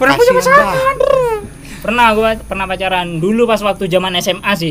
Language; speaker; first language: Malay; non-native, local second language; Javanese